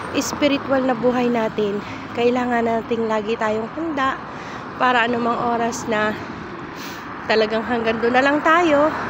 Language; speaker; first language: Filipino; native; Filipino